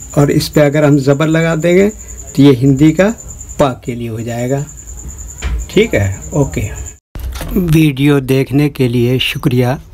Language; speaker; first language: Hindi; native; Hindi